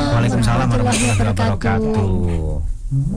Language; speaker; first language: Indonesian; native; Indonesian